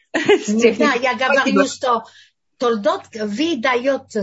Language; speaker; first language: Russian; non-native, learner; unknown